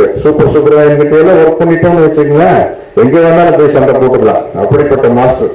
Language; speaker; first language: Tamil; native; Tamil